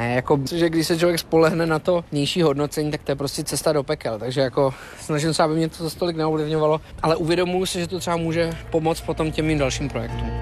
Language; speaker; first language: Czech; native; Czech